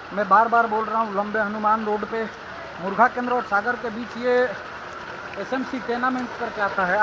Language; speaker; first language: Hindi; non-native, local second language; Gujarati